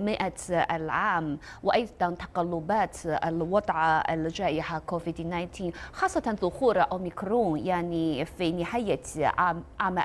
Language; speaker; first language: Arabic; non-native, fluent; Chinese